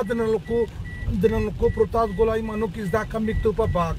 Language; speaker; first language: Filipino; non-native, learner; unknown